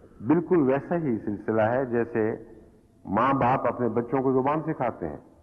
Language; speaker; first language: Urdu; native; Urdu